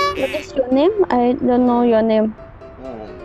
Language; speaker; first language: English; non-native, learner; Lao